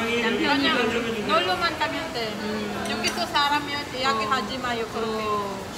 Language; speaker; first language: Korean; non-native, learner; Filipino